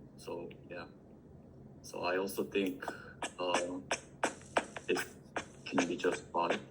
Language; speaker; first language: English; non-native, learner; Korean